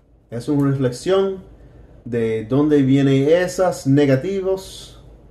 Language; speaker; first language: Spanish; non-native, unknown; English